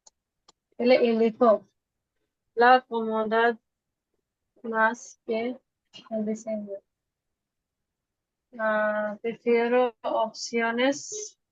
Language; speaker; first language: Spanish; non-native, fluent; Bangla